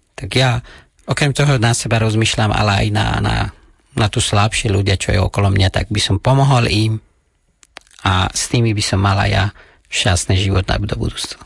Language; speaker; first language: Slovak; non-native, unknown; Persian